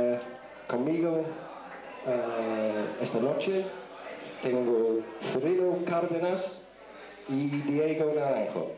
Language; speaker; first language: Spanish; non-native, learner; English